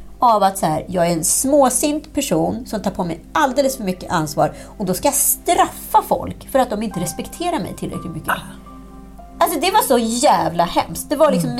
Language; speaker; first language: Swedish; native; Swedish